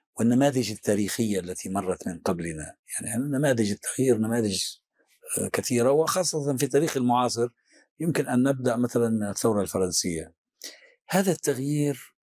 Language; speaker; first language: Arabic; native; Arabic